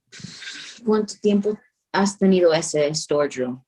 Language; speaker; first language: Spanish; early bilingual, heritage; Spanish